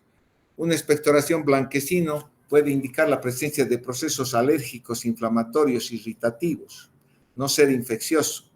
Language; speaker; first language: Spanish; native; Spanish